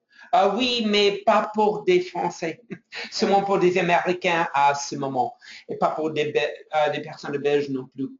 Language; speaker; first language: French; non-native, fluent; English